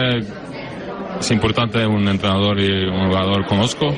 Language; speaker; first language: Spanish; non-native, learner; Norwegian